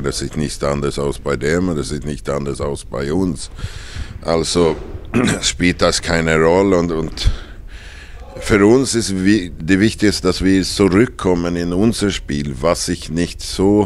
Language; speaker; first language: German; non-native, fluent; Swedish